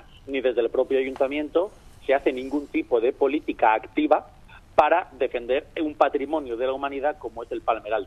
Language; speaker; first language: Spanish; native; Spanish